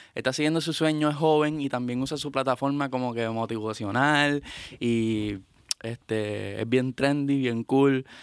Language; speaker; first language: Spanish; native; Spanish